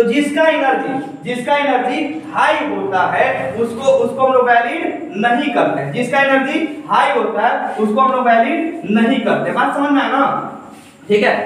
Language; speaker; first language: Hindi; native; Hindi